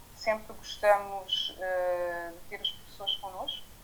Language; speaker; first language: Portuguese; non-native, fluent; French